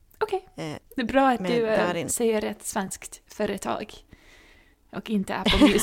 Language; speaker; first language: Swedish; non-native, fluent; English